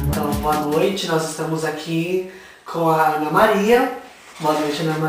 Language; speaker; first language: Portuguese; native; Portuguese